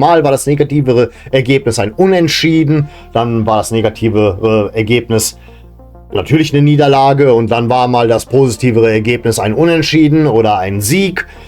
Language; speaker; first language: German; native; German